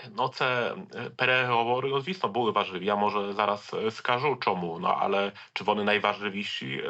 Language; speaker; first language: Polish; native; Polish